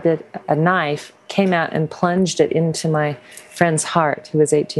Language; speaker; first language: English; native; English